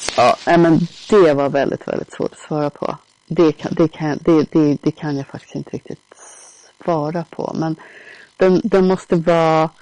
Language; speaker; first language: Swedish; native; Swedish